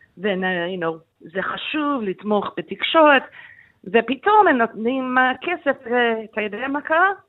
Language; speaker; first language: Hebrew; non-native, fluent; English